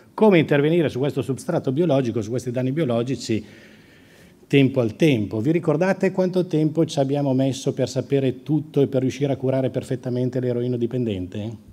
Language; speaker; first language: Italian; native; Italian